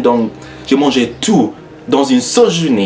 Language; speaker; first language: French; non-native, learner; English